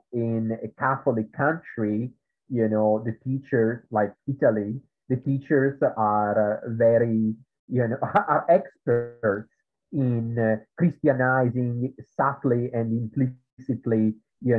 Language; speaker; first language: English; non-native, fluent; Italian